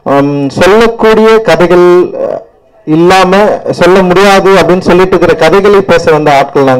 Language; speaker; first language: Tamil; native; Tamil